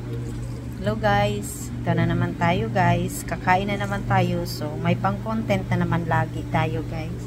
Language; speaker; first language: Filipino; native; Filipino